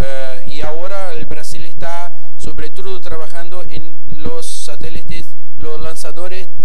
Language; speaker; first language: Spanish; non-native, fluent; Portuguese